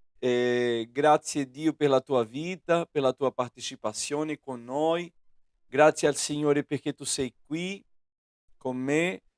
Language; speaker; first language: Italian; non-native, fluent; Portuguese